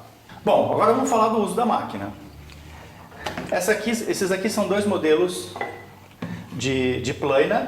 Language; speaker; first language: Portuguese; native; Portuguese